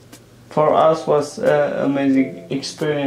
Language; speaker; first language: English; non-native, learner; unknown